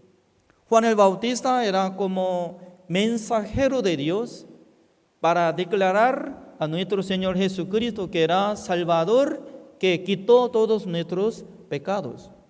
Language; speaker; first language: Spanish; non-native, fluent; Korean